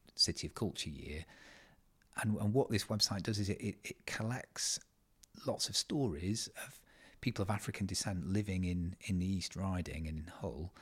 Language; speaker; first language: English; native; English